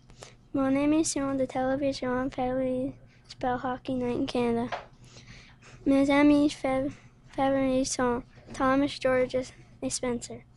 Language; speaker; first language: French; non-native, learner; English